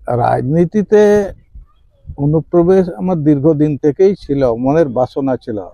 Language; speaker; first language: Bangla; non-native, local second language; Santali